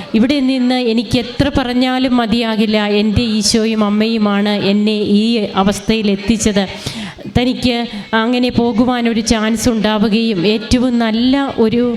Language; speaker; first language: Malayalam; native; Malayalam